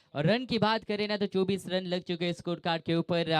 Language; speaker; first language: Hindi; non-native, local second language; Marathi